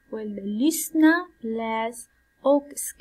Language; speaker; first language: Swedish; non-native, fluent; Pashto